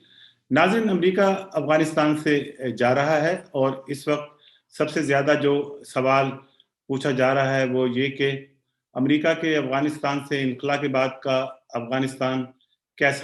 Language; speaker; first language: Urdu; native; Urdu